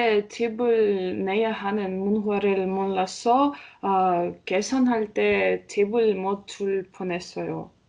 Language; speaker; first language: Korean; non-native, learner; Latvian